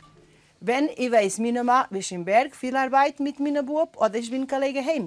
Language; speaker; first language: German; non-native, learner; Portuguese